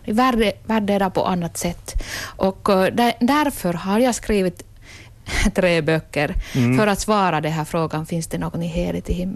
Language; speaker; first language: Swedish; non-native, local second language; Finnish